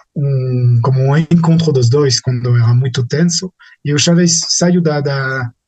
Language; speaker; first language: Portuguese; non-native, fluent; French